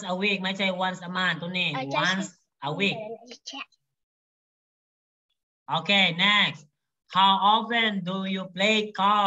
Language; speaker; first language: English; non-native, fluent; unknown